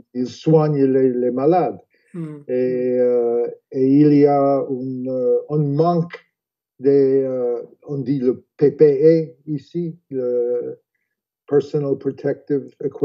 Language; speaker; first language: French; non-native, fluent; English